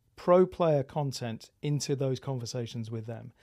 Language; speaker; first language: English; native; English